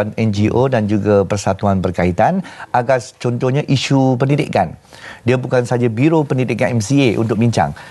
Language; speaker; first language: Malay; non-native, local second language; Chinese